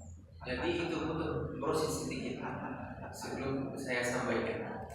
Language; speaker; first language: Indonesian; non-native, learner; Arabic